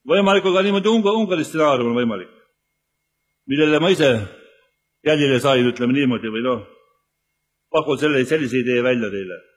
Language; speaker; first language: Estonian; native; Estonian